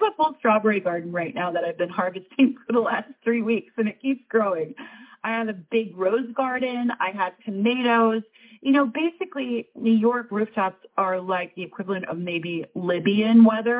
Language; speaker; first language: English; native; English